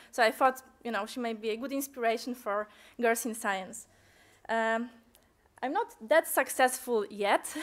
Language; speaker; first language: English; non-native, fluent; Polish